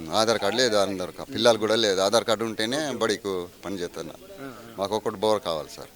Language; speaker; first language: Telugu; non-native, local second language; Koya